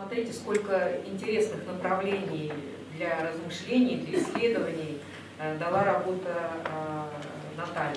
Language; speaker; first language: Russian; native; Russian